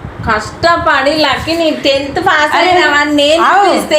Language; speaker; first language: Telugu; native; Telugu